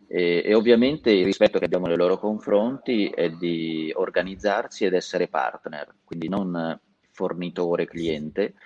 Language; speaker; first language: Italian; native; Italian